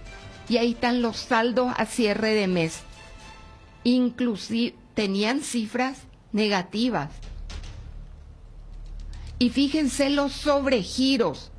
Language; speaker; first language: Spanish; native; Spanish